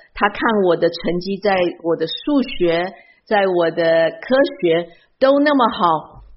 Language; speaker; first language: Chinese; early bilingual, heritage; Chinese